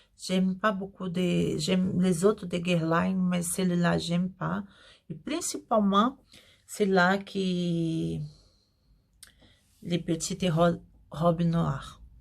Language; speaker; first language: French; non-native, learner; Portuguese